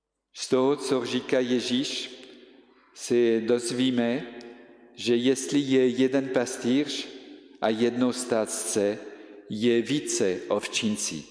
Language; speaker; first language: Czech; non-native, fluent; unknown